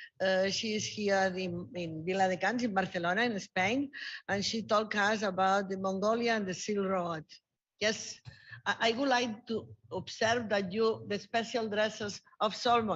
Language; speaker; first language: English; non-native, learner; Spanish